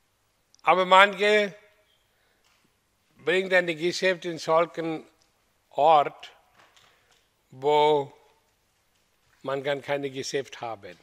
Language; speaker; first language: German; non-native, fluent; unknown